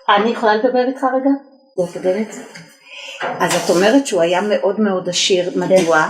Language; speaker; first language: Hebrew; native; Hebrew